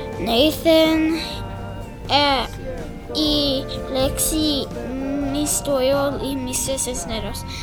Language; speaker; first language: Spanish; non-native, learner; English